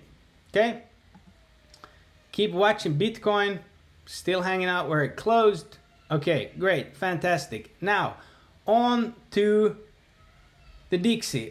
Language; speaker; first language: English; native; English